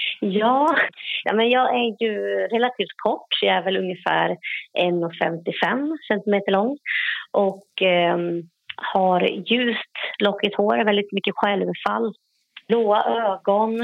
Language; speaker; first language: Swedish; native; Swedish